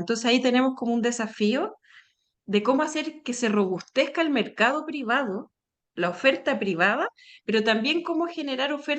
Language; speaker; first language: Spanish; native; Spanish